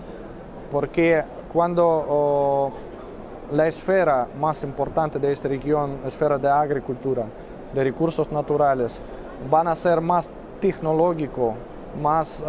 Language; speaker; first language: Spanish; non-native, fluent; Russian